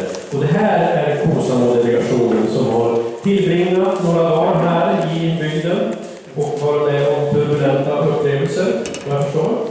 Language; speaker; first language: Swedish; native; Swedish